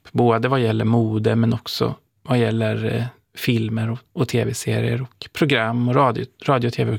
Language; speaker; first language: Swedish; native; Swedish